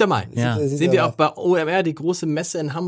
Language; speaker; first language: German; native; German